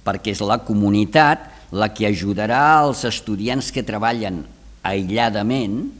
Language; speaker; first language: Catalan; native; Catalan